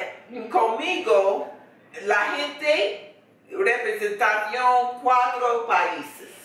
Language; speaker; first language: Spanish; non-native, learner; English